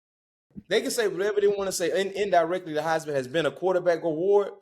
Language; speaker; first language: English; native; English